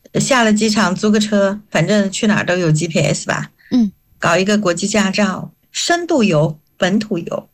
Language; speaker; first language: Chinese; native; Chinese